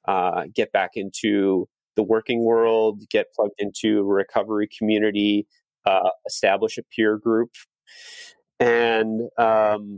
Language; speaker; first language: English; native; English